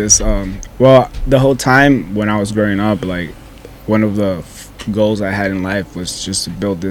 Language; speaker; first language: English; non-native, fluent; Spanish